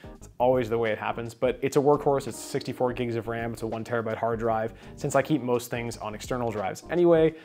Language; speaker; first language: English; native; English